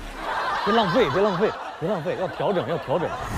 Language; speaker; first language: Chinese; native; Chinese